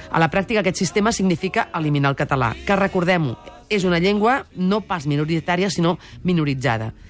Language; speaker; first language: Catalan; native; Catalan